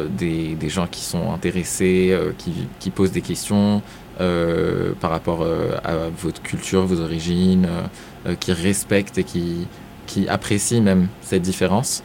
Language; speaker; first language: French; non-native, local second language; Arabic